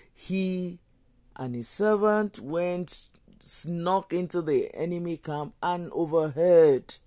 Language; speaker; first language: English; non-native, local second language; Yoruba